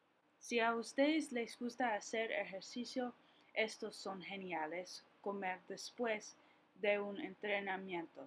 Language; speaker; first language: Spanish; non-native, learner; English